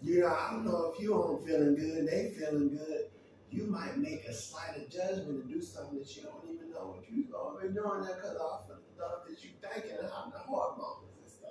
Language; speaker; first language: English; native; English